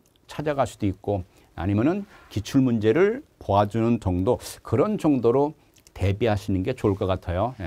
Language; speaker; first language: Korean; native; Korean